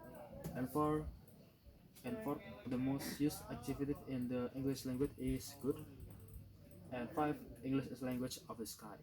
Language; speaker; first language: English; non-native, learner; Indonesian